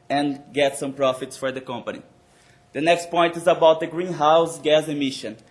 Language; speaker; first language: English; non-native, fluent; Portuguese